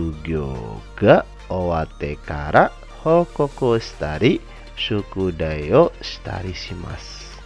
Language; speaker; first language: Japanese; non-native, fluent; Indonesian